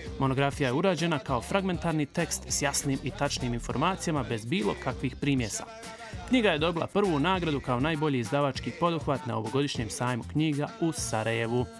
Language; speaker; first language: Croatian; early bilingual, heritage; Bosnian